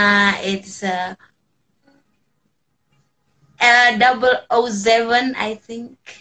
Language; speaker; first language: English; non-native, learner; Indonesian